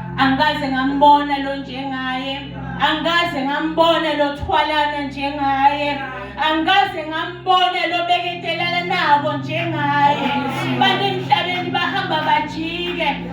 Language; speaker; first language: Zulu; non-native, local second language; Swati